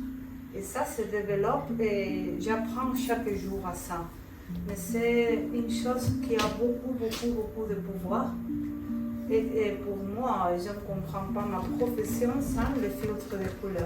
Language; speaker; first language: French; non-native, fluent; Spanish